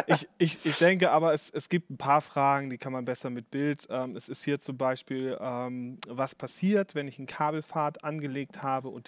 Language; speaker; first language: German; native; German